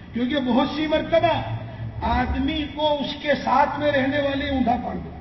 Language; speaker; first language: Urdu; non-native, local second language; Gujarati